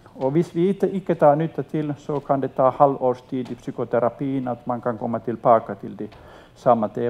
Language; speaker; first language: Swedish; non-native, local second language; Finnish